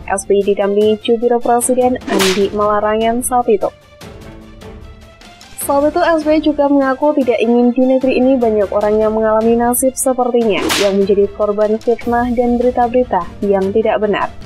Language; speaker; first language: Indonesian; native; Indonesian